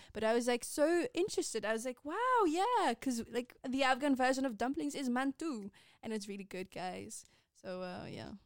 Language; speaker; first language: English; non-native, fluent; Persian